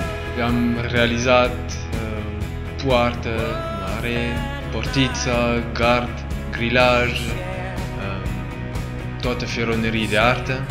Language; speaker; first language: Romanian; non-native, learner; French